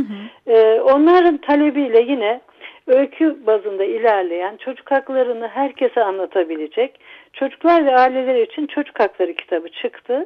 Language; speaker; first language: Turkish; native; Turkish